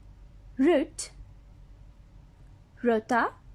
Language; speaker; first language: English; non-native, fluent; Bangla